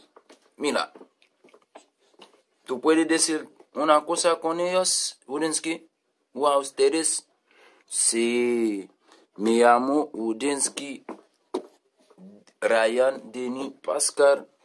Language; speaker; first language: Spanish; non-native, learner; Haitian Creole